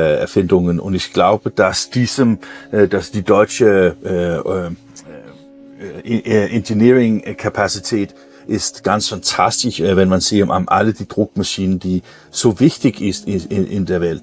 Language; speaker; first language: German; non-native, learner; Danish